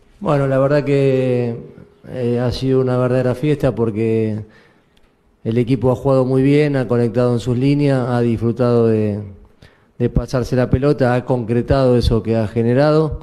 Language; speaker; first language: Spanish; native; Spanish